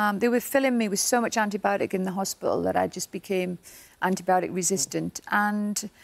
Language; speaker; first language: English; native; English